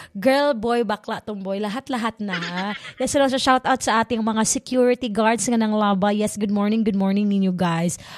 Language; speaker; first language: Filipino; non-native, local second language; Cebuano